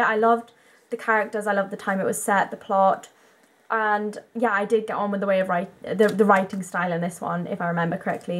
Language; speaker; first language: English; native; English